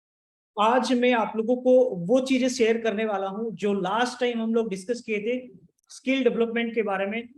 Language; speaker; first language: Hindi; native; Hindi